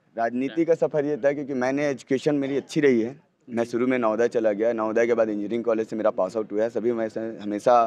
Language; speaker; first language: Hindi; native; Hindi